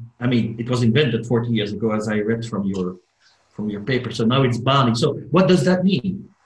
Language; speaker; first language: English; non-native, fluent; Dutch